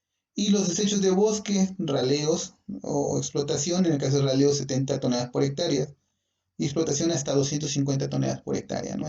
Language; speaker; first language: Spanish; native; Spanish